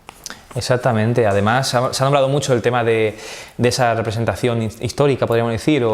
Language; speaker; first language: Spanish; native; Spanish